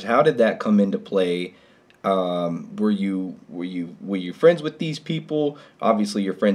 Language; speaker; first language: English; native; English